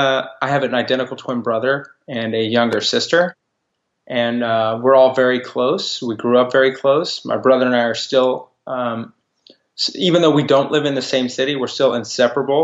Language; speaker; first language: English; native; English